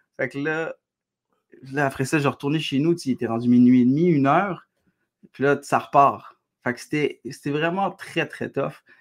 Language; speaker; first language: French; early bilingual, other home language; Arabic